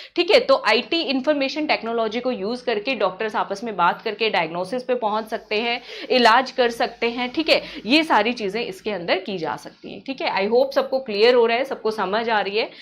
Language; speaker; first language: Hindi; native; Hindi